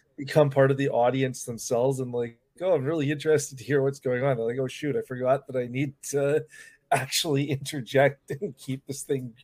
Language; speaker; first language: English; native; English